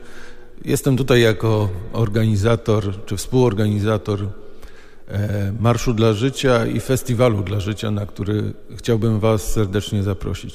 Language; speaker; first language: Polish; native; Polish